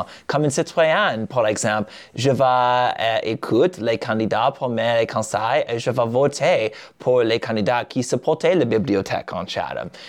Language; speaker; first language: French; non-native, learner; English